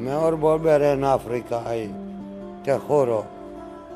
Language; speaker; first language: Spanish; non-native, learner; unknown